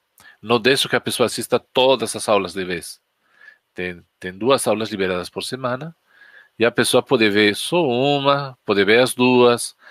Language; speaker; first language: Portuguese; non-native, fluent; Spanish